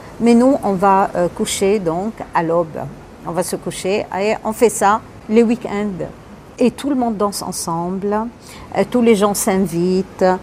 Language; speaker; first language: French; non-native, local second language; Arabic